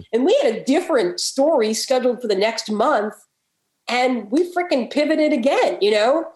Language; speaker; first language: English; native; English